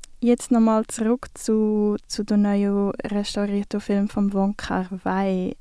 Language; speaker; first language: German; native; German